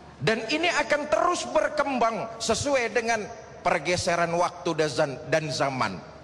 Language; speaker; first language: Indonesian; native; Indonesian